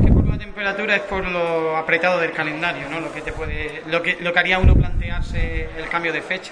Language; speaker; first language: Spanish; native; Spanish